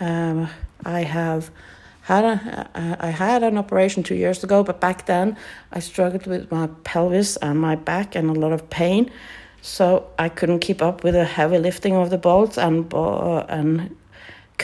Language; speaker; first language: English; non-native, fluent; Norwegian